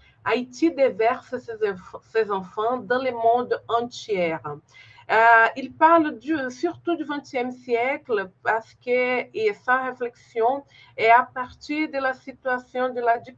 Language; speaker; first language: French; non-native, fluent; Portuguese